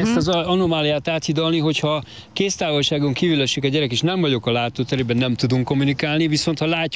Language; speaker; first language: Hungarian; native; Hungarian